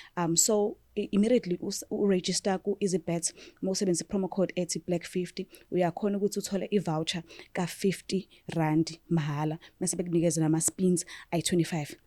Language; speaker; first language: Zulu; native; Zulu